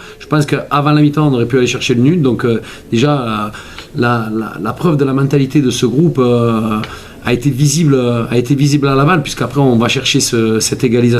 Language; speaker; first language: French; native; French